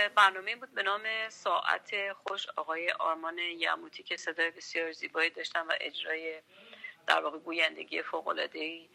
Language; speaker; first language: Persian; native; Persian